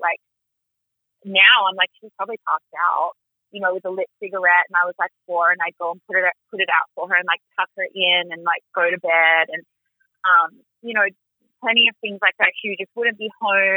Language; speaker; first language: English; native; English